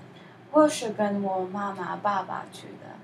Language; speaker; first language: Chinese; non-native, learner; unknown